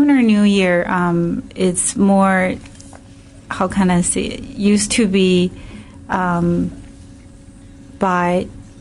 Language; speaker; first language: English; non-native, learner; Chinese